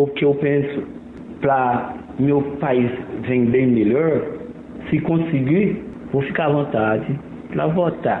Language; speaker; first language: Portuguese; non-native, learner; Haitian Creole